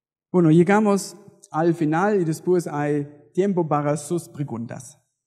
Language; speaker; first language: Spanish; non-native, fluent; German